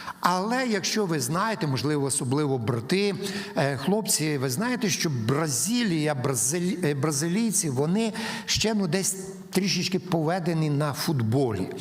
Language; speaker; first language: Ukrainian; native; Ukrainian